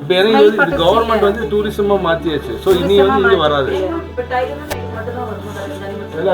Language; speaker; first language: Tamil; native; Tamil